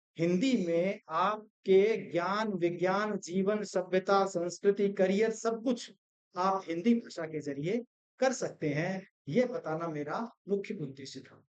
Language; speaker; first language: Hindi; non-native, local second language; Gujarati